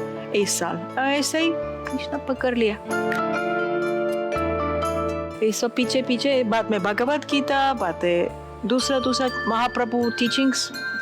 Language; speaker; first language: Hindi; non-native, learner; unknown